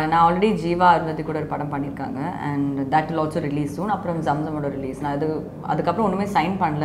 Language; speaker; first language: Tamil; non-native, fluent; Malayalam